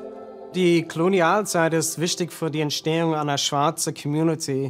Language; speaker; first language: German; non-native, fluent; English